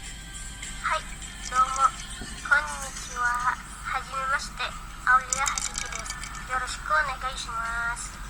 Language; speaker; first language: Japanese; non-native, learner; Indonesian